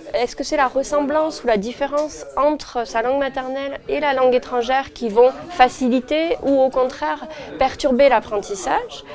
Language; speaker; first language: French; native; French